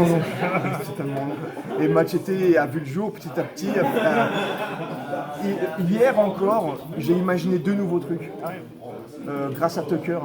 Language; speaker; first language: French; native; French